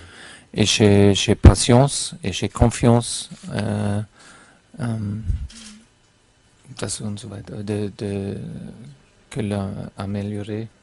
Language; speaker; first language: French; non-native, fluent; German